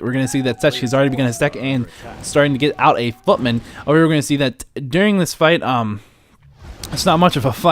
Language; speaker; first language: English; native; English